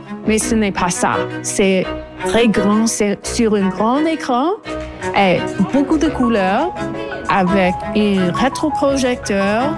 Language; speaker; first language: French; non-native, local second language; English